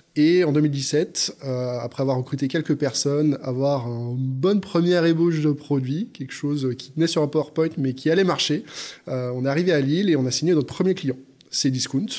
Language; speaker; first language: French; native; French